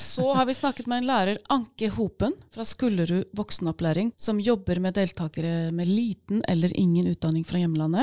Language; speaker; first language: Norwegian; native; Norwegian